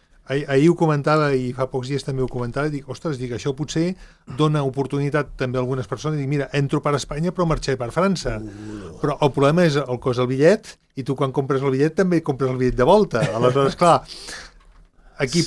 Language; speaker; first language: Catalan; native; Catalan